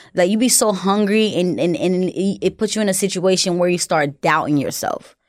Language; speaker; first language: English; early bilingual, other home language; Haitian Creole